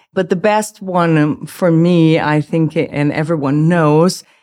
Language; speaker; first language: English; non-native, fluent; Portuguese